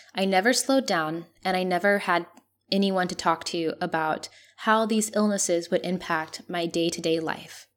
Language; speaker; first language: English; non-native, fluent; Spanish